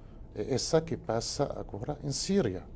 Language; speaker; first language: Portuguese; non-native, fluent; Spanish